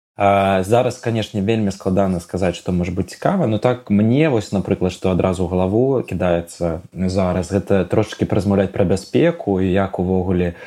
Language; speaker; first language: Belarusian; non-native, local second language; Russian